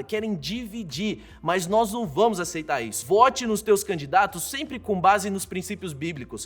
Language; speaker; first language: Portuguese; native; Portuguese